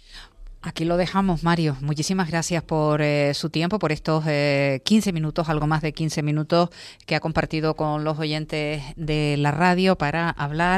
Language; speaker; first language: Spanish; native; Spanish